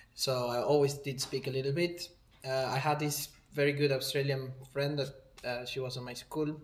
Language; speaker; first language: English; non-native, fluent; Spanish